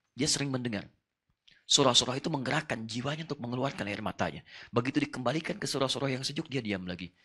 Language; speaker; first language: Indonesian; non-native, fluent; Arabic